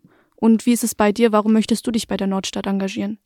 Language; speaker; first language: German; native; German